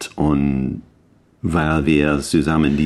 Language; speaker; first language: German; non-native, learner; English